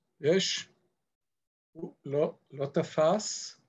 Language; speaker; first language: Hebrew; non-native, fluent; English